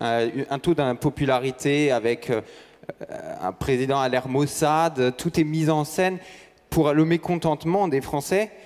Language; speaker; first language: French; early bilingual, heritage; French